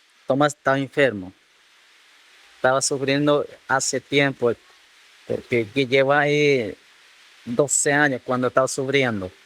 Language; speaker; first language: Spanish; non-native, local second language; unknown